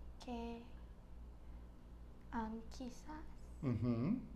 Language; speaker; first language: Spanish; non-native, learner; English